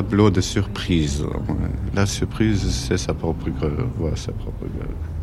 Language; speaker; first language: French; non-native, fluent; German